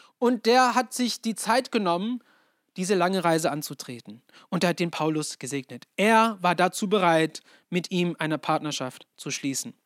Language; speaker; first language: German; non-native, fluent; English